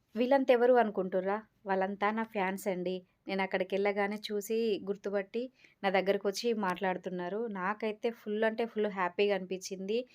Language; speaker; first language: Telugu; native; Telugu